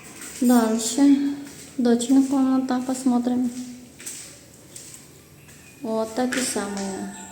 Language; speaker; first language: Russian; non-native, learner; Filipino